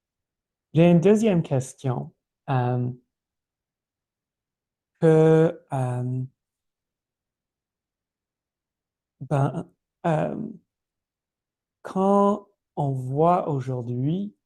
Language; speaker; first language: French; non-native, fluent; English